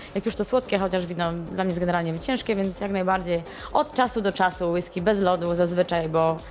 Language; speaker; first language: Polish; native; Polish